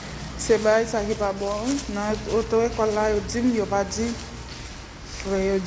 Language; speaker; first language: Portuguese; non-native, learner; Haitian Creole